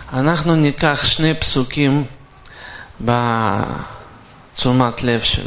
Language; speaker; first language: Hebrew; non-native, fluent; Russian